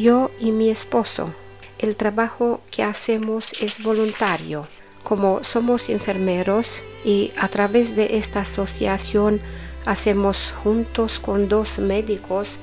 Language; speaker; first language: Spanish; non-native, learner; Romanian